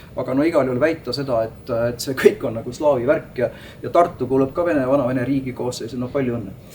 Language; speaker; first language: Estonian; native; Estonian